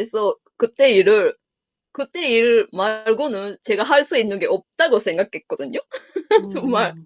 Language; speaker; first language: Korean; non-native, fluent; Japanese